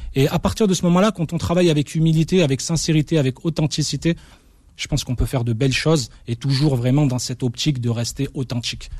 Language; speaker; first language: French; early bilingual, other home language; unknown